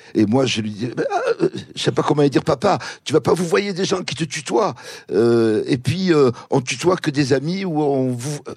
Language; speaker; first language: French; early bilingual, other home language; Kabyle